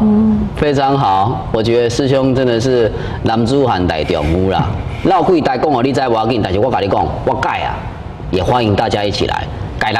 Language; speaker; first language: Chinese; native; Chinese